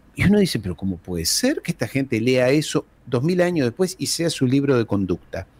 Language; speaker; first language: Spanish; early bilingual, heritage; Spanish